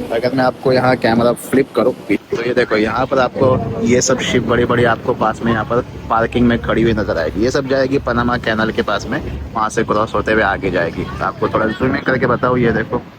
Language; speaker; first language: Hindi; native; Hindi